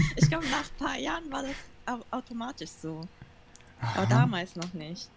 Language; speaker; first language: German; early bilingual, other home language; Japanese